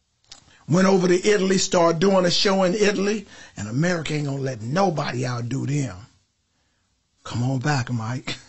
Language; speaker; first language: English; native; English